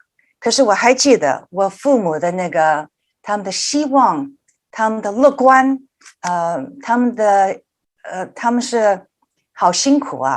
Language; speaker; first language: Chinese; early bilingual, heritage; Chinese